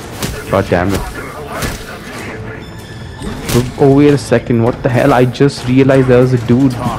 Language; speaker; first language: English; native; English